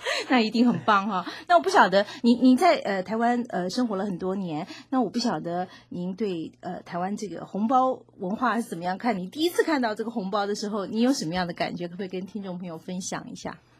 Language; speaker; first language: Chinese; native; Chinese